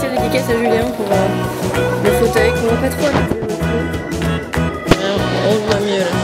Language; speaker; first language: French; native; French